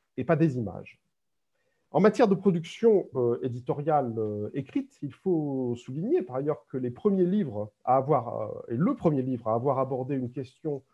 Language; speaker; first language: French; native; French